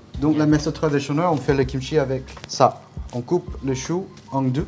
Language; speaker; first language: French; non-native, learner; Korean